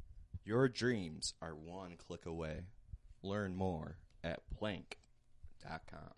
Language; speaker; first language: English; native; English